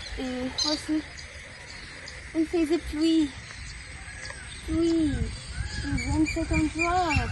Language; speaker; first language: French; non-native, learner; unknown